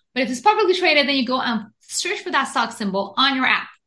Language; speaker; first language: English; non-native, fluent; Persian